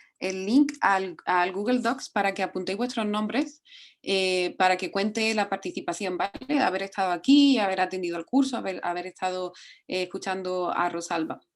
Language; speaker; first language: Spanish; native; Spanish